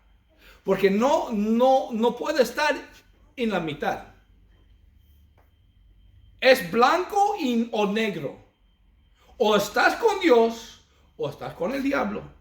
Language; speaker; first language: Spanish; non-native, fluent; English